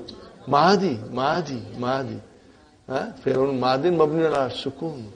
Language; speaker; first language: Arabic; non-native, fluent; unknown